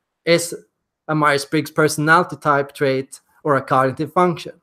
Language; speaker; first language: English; non-native, fluent; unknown